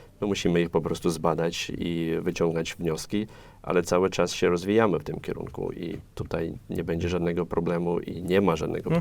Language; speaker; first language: Polish; non-native, fluent; Ukrainian